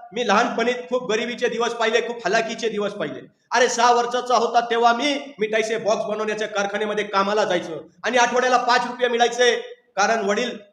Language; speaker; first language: Marathi; non-native, local second language; Urdu